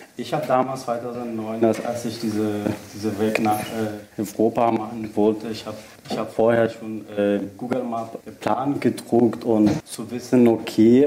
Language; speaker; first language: German; non-native, fluent; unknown